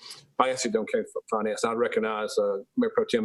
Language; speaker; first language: English; native; English